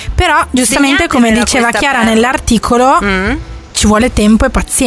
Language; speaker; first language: Italian; native; Italian